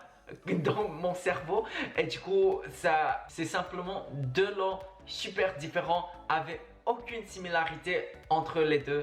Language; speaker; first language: French; non-native, fluent; Chinese